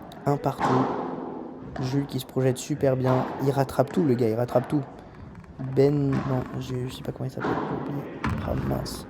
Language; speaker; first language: French; native; French